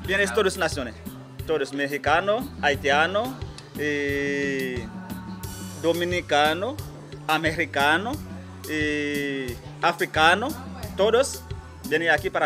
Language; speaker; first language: Spanish; non-native, learner; Haitian Creole